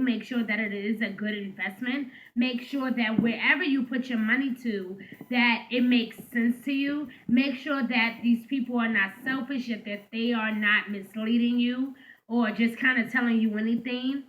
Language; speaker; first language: English; native; English